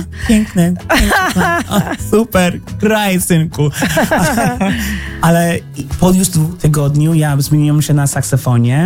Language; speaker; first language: Polish; early bilingual, heritage; English